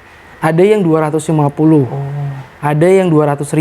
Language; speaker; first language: Malay; native; Malay